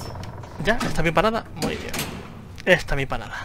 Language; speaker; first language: Spanish; native; Spanish